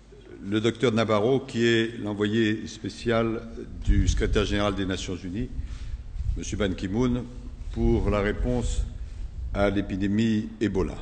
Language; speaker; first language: French; native; French